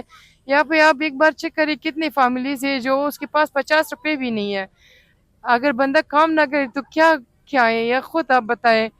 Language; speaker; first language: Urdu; non-native, fluent; Persian